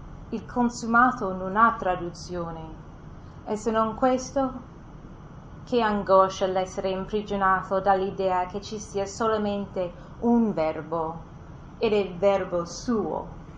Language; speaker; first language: Italian; non-native, fluent; English